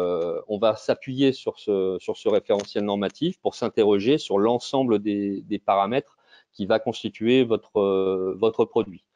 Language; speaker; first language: French; native; French